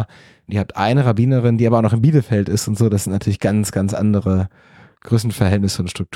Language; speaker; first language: German; native; German